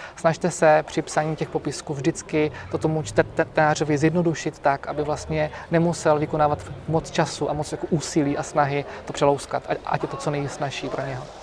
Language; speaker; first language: Czech; native; Czech